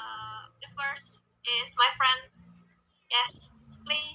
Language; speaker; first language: English; non-native, learner; Indonesian